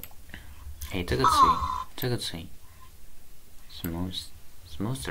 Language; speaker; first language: Chinese; native; Chinese